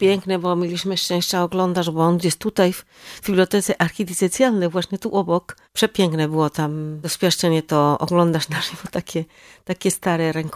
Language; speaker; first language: Polish; non-native, learner; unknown